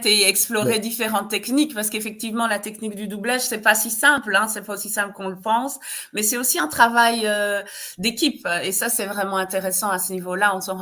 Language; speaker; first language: French; native; French